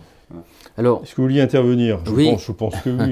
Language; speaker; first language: French; native; French